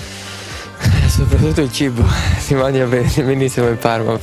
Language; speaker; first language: Italian; non-native, learner; Swedish